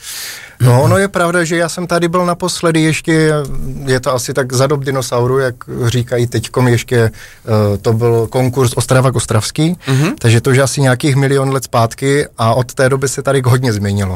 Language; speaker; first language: Czech; native; Czech